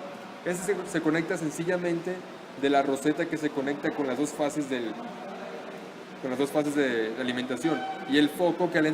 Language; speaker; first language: Spanish; native; Spanish